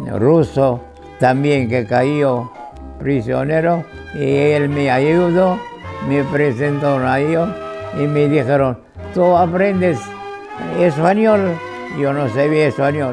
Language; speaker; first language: Spanish; non-native, fluent; Georgian